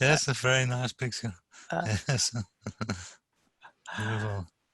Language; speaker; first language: English; non-native, fluent; German